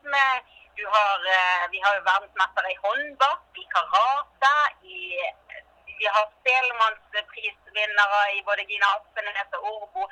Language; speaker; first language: Norwegian; native; Norwegian